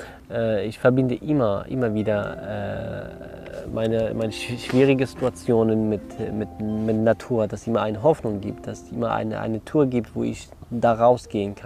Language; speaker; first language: German; non-native, learner; Kurdish